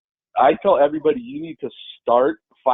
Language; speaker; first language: English; native; English